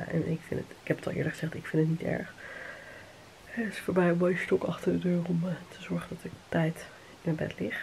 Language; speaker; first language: Dutch; native; Dutch